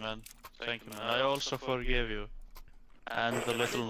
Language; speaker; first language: English; non-native, fluent; Icelandic